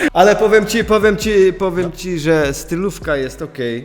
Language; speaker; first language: Polish; early bilingual, heritage; Polish